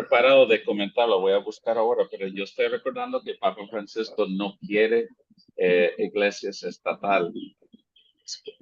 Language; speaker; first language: Spanish; non-native, fluent; English